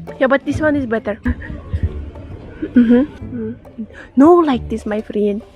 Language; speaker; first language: English; non-native, learner; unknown